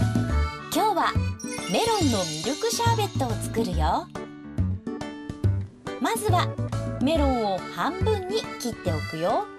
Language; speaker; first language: Japanese; native; Japanese